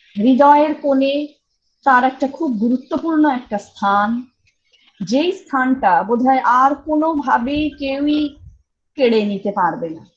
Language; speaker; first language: Bangla; early bilingual, heritage; Bangla